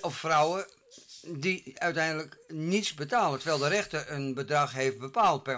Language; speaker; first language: Dutch; native; Dutch